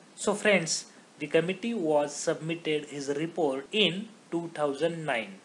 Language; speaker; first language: English; non-native, local second language; Marathi